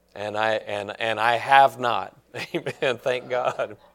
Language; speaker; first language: English; native; English